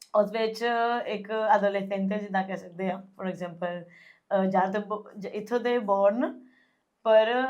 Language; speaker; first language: Punjabi; early bilingual, heritage; Punjabi